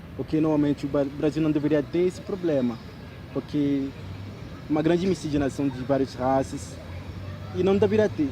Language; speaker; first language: Portuguese; non-native, fluent; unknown